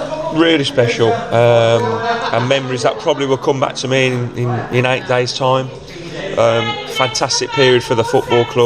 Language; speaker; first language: English; native; English